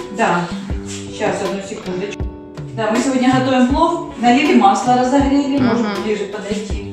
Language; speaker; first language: Russian; native; Russian